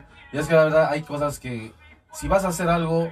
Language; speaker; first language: Spanish; native; Spanish